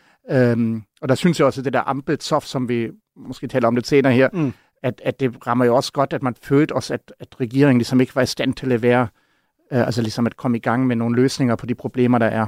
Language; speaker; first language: Danish; non-native, fluent; German